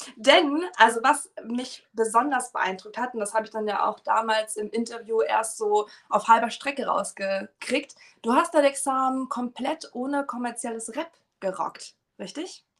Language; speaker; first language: German; native; German